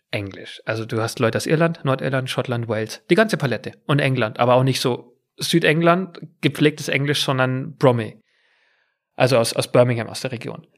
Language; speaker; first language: German; native; German